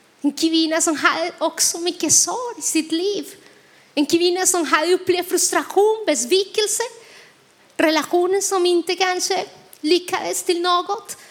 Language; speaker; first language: Swedish; non-native, fluent; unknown